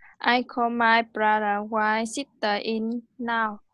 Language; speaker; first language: English; non-native, learner; Vietnamese